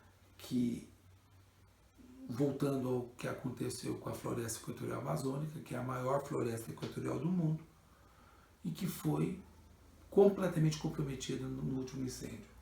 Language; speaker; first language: Portuguese; native; Portuguese